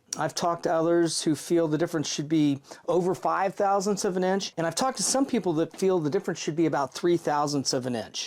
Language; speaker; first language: English; native; English